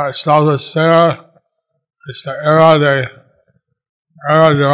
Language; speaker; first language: Spanish; non-native, learner; English